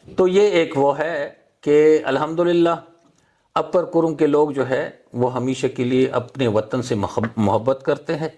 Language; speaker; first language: Urdu; non-native, local second language; Pashto